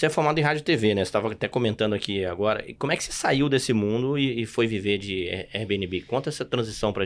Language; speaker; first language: Portuguese; native; Portuguese